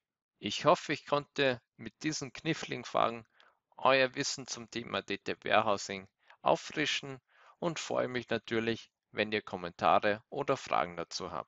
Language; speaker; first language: German; native; German